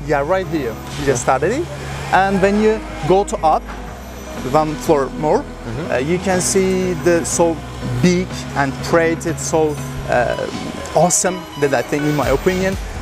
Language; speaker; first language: English; non-native, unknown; Turkish